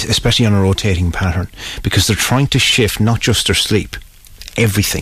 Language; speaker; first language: English; native; English